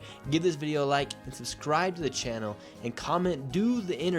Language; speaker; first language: English; native; English